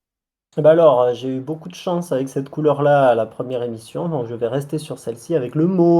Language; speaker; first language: French; native; French